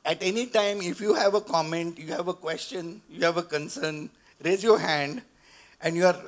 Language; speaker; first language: English; non-native, local second language; Marathi